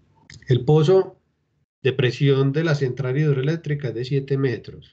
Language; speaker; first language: Spanish; native; Spanish